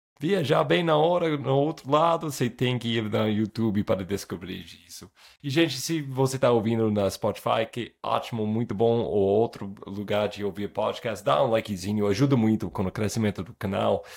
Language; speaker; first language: Portuguese; non-native, fluent; English